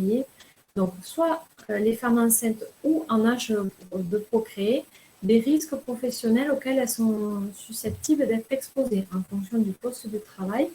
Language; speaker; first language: French; native; French